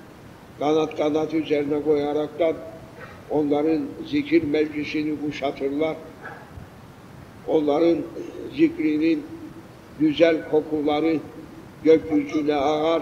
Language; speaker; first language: Turkish; native; Turkish